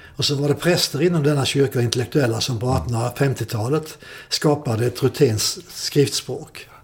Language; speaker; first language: Swedish; native; Swedish